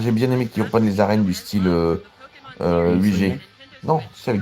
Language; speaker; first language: French; native; French